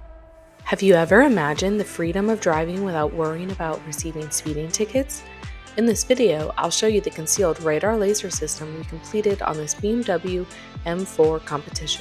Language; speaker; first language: English; native; English